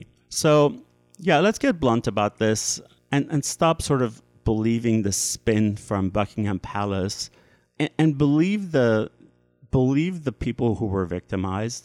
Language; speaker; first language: English; native; English